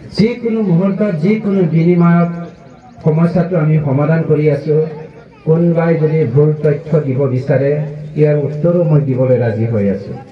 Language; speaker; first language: Assamese; non-native, local second language; Bodo